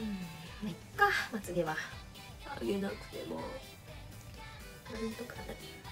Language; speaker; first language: Japanese; native; Japanese